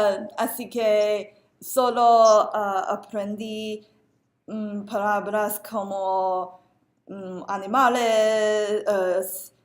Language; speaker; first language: Spanish; non-native, learner; English